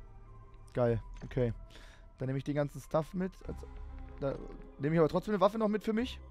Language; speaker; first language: German; native; German